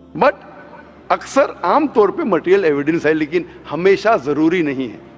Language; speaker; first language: Hindi; non-native, local second language; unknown